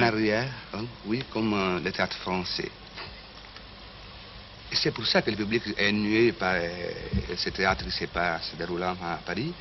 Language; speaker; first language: French; non-native, fluent; Italian